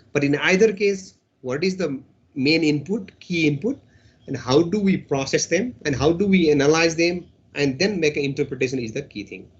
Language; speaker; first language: English; non-native, local second language; Nepali